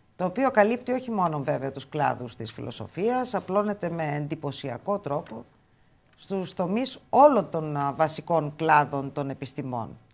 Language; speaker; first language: Greek; native; Greek